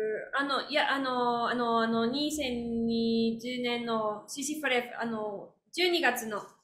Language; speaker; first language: Japanese; non-native, learner; Spanish